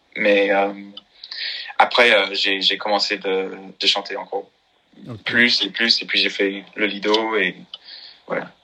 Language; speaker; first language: French; non-native, fluent; English